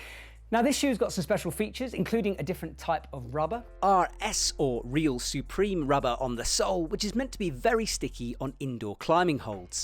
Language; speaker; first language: English; native; English